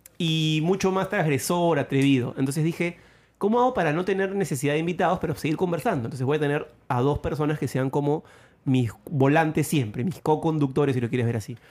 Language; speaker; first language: Spanish; native; Spanish